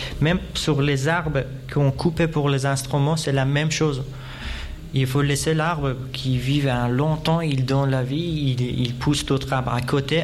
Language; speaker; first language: French; non-native, fluent; Persian